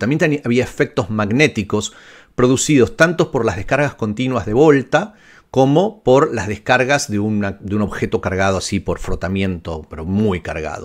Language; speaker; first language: Spanish; native; Spanish